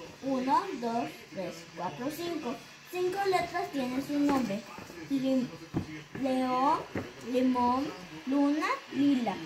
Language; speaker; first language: Spanish; native; Spanish